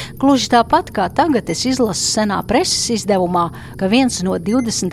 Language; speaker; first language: Latvian; native; Latvian